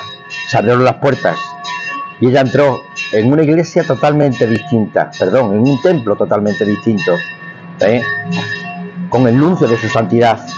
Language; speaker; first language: Spanish; native; Spanish